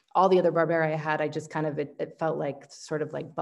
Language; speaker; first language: English; native; English